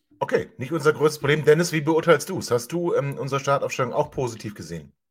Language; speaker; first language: German; native; German